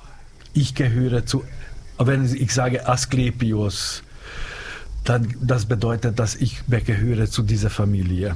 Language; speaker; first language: German; non-native, learner; Hungarian